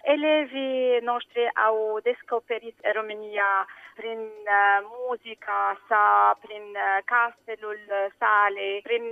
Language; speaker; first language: Romanian; non-native, learner; Arabic